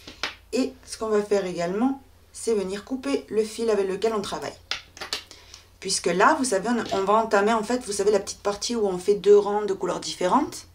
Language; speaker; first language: French; native; French